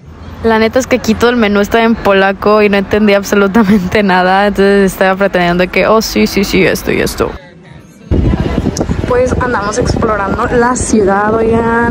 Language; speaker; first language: Spanish; early bilingual, heritage; Spanish